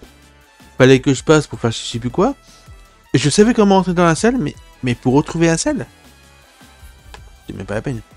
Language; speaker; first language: French; native; French